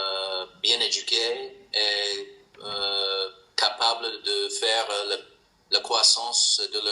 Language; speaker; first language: French; non-native, learner; English